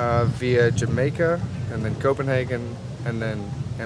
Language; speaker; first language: English; non-native, learner; Khmer